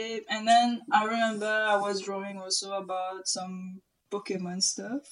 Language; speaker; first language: English; non-native, local second language; Morisyen